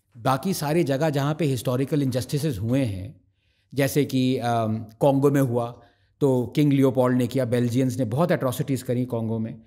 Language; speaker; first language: Hindi; non-native, local second language; Tamil